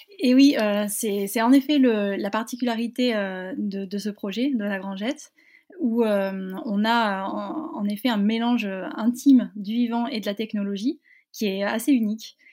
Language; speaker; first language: French; native; French